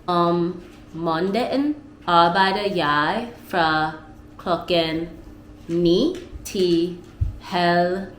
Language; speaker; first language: Danish; non-native, learner; English